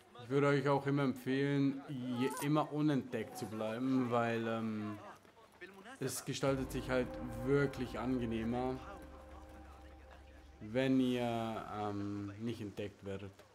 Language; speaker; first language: German; native; German